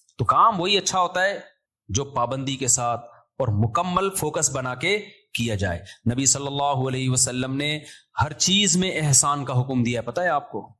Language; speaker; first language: Urdu; native; Urdu